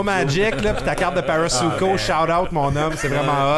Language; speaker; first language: French; native; French